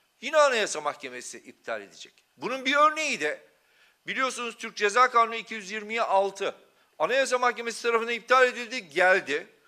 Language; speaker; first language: Turkish; non-native, local second language; Kurdish